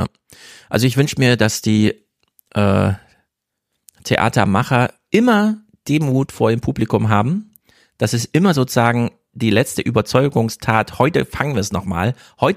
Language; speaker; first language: German; native; German